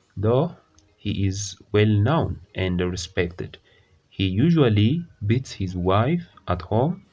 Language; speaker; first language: English; non-native, local second language; Amharic